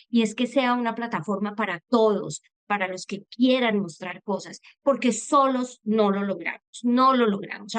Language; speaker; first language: Spanish; native; Spanish